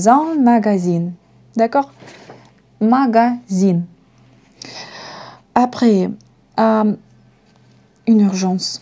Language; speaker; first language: French; non-native, fluent; Russian